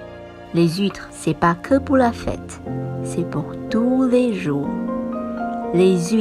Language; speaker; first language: French; non-native, fluent; Chinese